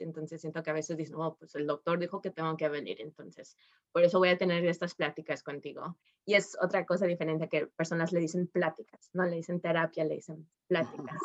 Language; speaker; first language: Spanish; early bilingual, heritage; Spanish